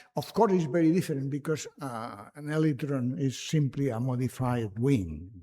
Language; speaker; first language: English; non-native, fluent; Catalan